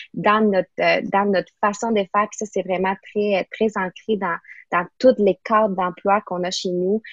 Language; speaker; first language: French; non-native, fluent; Spanish